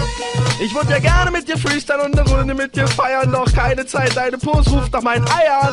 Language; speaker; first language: German; native; German